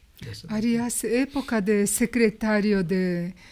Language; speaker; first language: Portuguese; non-native, learner; Japanese